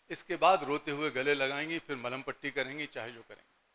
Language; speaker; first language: Hindi; native; Hindi